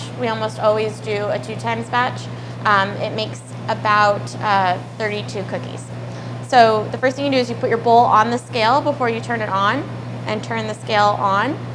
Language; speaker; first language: English; native; English